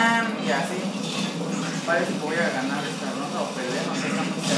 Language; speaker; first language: Spanish; native; Spanish